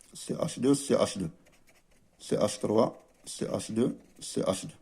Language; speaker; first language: French; non-native, local second language; Arabic